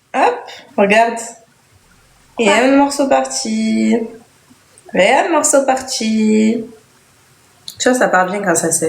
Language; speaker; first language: French; native; French